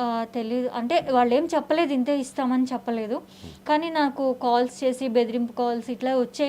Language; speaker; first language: Telugu; native; Telugu